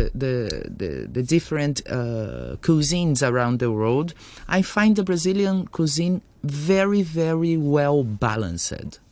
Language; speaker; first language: English; non-native, fluent; Portuguese